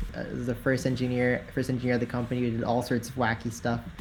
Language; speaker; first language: English; native; English